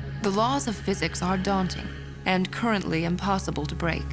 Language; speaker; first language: English; native; English